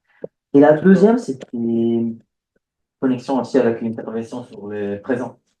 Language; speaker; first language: French; non-native, fluent; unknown